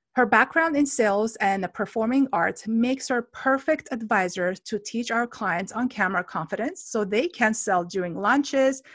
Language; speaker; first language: English; non-native, fluent; Armenian